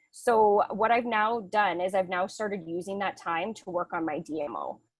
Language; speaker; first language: English; native; English